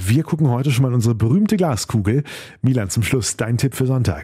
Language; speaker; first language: German; native; German